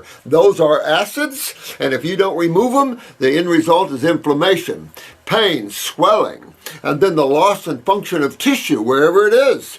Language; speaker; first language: English; native; English